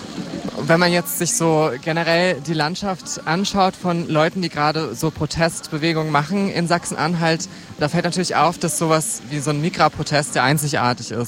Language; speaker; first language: German; native; German